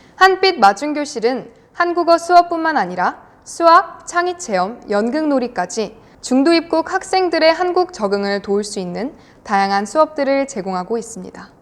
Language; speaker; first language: Korean; non-native, fluent; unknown